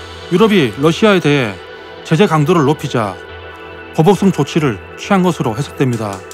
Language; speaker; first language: Korean; native; Korean